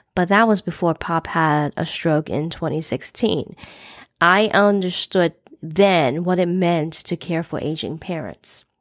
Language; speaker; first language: English; native; English